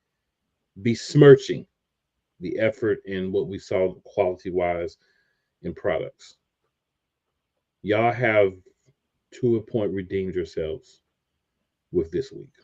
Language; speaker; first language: English; native; English